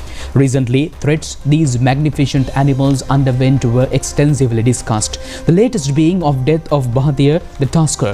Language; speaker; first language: English; non-native, local second language; Sinhala